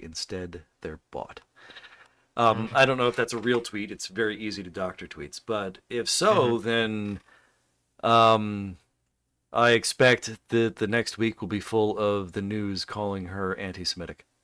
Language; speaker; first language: English; native; English